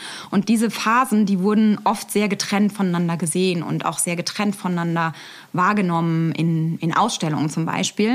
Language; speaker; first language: German; native; German